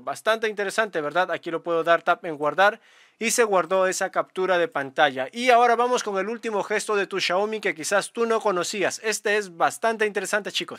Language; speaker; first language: Spanish; native; Spanish